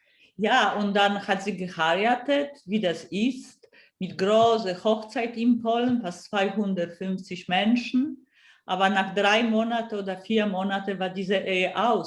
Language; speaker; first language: German; non-native, fluent; Polish